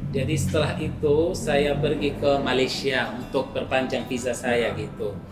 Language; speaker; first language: Indonesian; non-native, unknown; Arabic